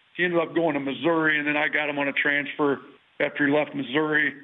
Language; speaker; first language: English; native; English